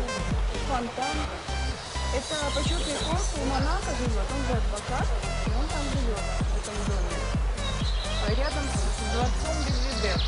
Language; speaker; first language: Russian; native; Russian